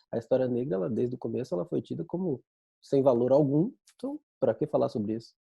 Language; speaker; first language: Portuguese; native; Portuguese